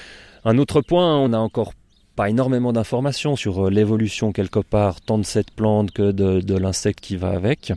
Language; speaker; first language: French; native; French